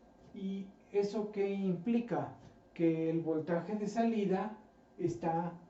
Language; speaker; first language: Spanish; native; Spanish